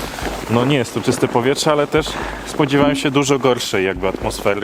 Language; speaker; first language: Polish; native; Polish